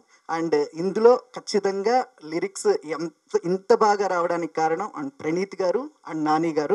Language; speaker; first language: Telugu; native; Telugu